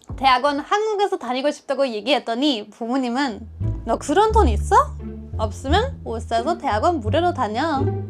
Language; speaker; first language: Korean; non-native, fluent; German